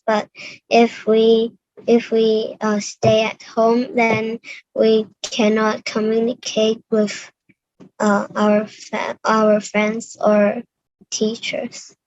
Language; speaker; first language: English; non-native, learner; Cantonese